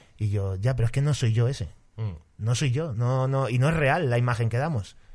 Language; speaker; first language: Spanish; native; Spanish